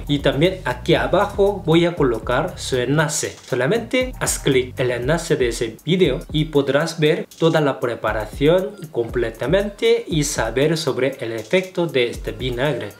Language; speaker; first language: Spanish; non-native, fluent; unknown